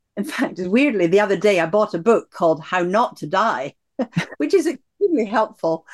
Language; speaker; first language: English; native; English